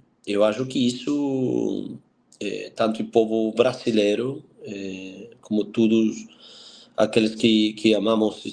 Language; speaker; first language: Portuguese; non-native, fluent; Spanish